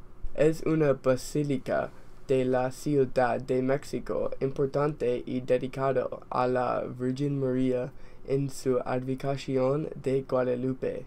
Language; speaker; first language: Spanish; non-native, learner; English